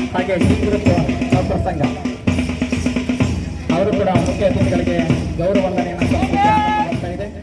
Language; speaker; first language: Kannada; native; Kannada